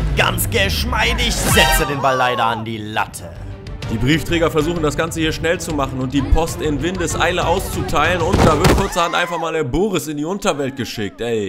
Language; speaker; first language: German; native; German